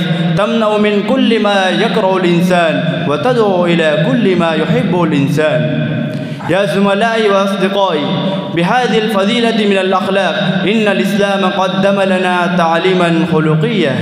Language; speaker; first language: Arabic; non-native, learner; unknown